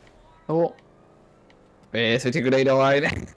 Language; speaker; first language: Welsh; non-native, local second language; English